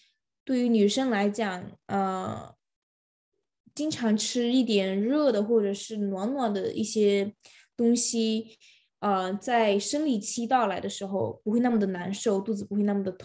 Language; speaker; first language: Chinese; early bilingual, other home language; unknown